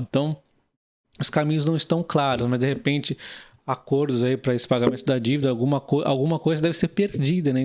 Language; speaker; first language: Portuguese; native; Portuguese